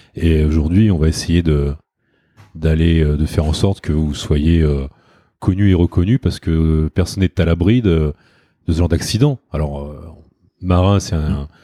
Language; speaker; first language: French; native; French